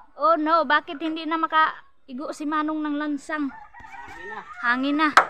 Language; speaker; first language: Filipino; non-native, local second language; Cebuano